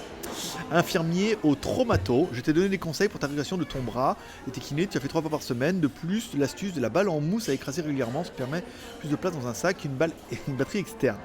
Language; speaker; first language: French; native; French